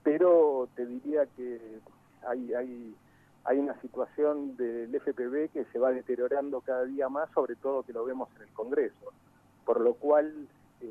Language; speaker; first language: Spanish; native; Spanish